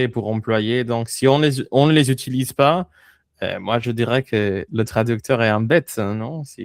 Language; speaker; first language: French; non-native, fluent; Spanish